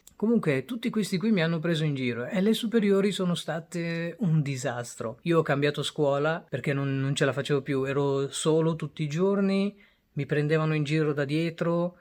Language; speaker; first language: Italian; early bilingual, other home language; Bangla